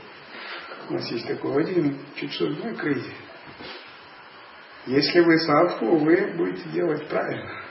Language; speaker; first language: Russian; native; Russian